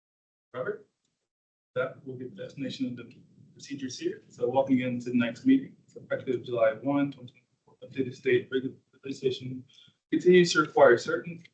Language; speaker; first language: English; native; English